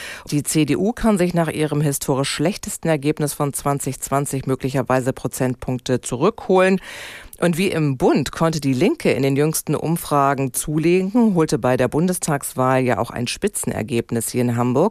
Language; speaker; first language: German; native; German